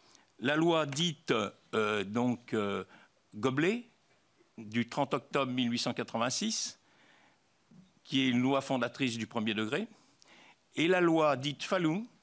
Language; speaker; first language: French; native; French